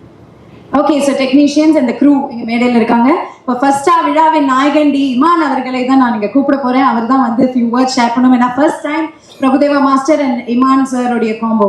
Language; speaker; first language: Tamil; native; Tamil